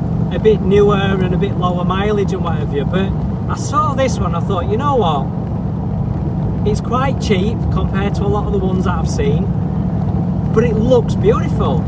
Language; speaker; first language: English; native; English